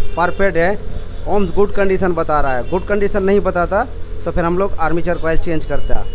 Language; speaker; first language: Hindi; non-native, local second language; Bangla